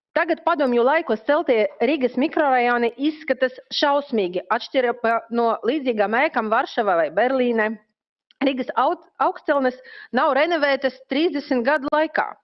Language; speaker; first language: Latvian; non-native, local second language; Russian